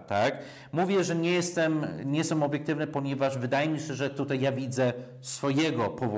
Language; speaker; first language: Polish; non-native, fluent; English